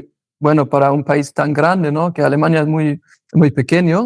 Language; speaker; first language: Spanish; non-native, fluent; German